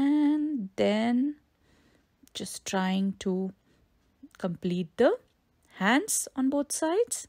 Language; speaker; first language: English; non-native, local second language; Hindi